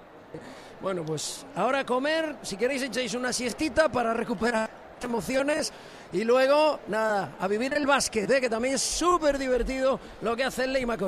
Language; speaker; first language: Spanish; native; Spanish